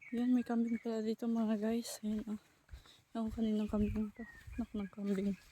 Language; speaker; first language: Filipino; non-native, local second language; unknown